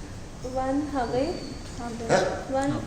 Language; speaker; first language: German; non-native, learner; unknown